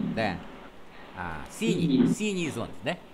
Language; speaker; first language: Russian; non-native, fluent; Vietnamese